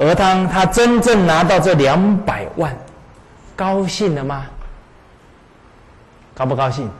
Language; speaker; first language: Chinese; native; Chinese